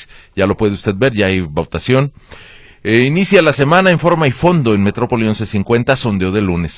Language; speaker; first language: Spanish; native; Spanish